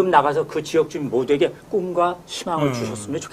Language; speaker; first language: Korean; native; Korean